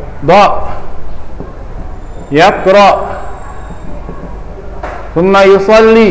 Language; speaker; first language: Arabic; non-native, fluent; Indonesian